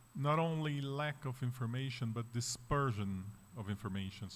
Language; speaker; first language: English; non-native, fluent; Portuguese